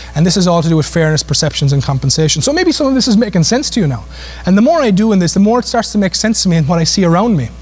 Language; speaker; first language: English; native; English